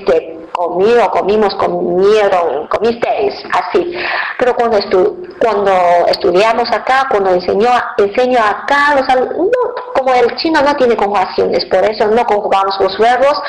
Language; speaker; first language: Spanish; non-native, fluent; Chinese